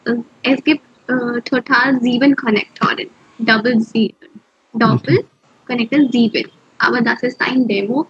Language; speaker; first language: German; non-native, fluent; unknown